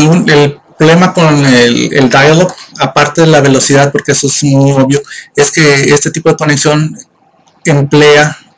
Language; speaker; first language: Spanish; native; Spanish